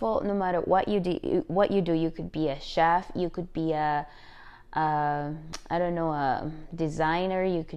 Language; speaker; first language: English; non-native, fluent; Spanish